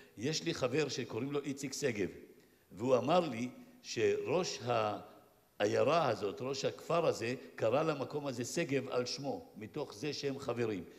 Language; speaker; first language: Hebrew; native; Hebrew